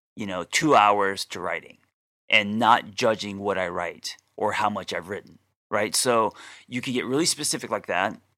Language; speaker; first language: English; native; English